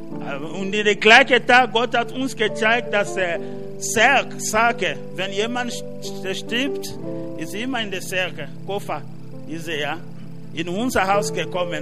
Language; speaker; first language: German; non-native, learner; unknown